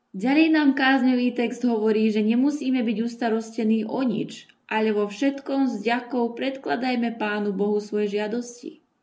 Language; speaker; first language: Slovak; early bilingual, heritage; Slovak